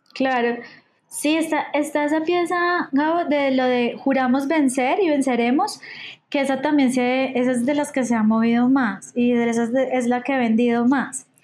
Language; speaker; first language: Spanish; native; Spanish